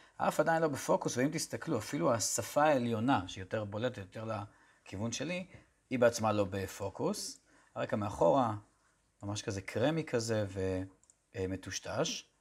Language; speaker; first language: Hebrew; native; Hebrew